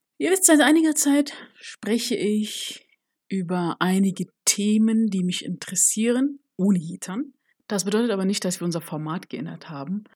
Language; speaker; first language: German; early bilingual, other home language; Turkish